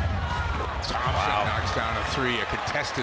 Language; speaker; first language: English; native; English